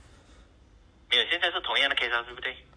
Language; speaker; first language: Chinese; native; Chinese